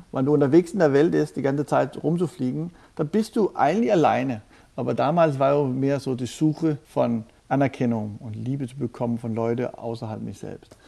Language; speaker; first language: German; non-native, fluent; Danish